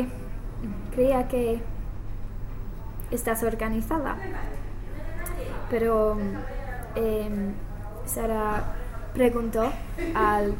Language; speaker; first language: Spanish; non-native, learner; English